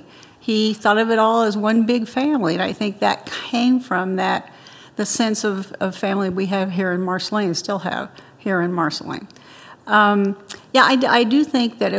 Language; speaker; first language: English; native; English